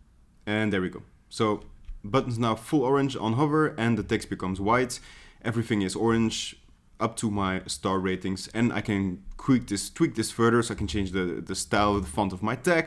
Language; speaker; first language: English; non-native, fluent; Dutch